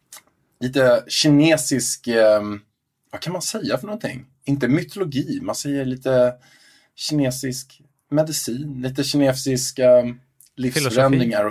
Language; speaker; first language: Swedish; native; Swedish